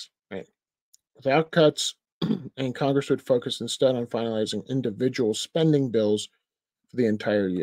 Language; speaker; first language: English; native; English